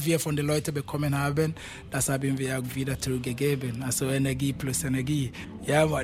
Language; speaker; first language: German; non-native, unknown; Akan